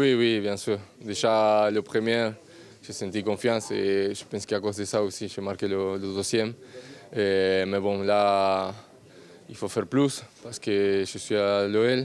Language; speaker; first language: French; non-native, fluent; Spanish